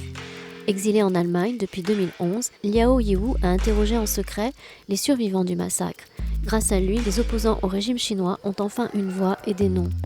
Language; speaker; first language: French; native; French